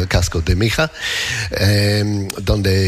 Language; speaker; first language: Spanish; non-native, fluent; English